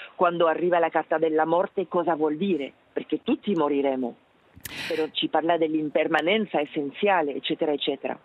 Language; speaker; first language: Italian; non-native, fluent; French